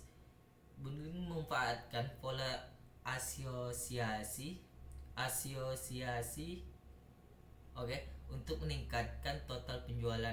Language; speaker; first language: Indonesian; native; Indonesian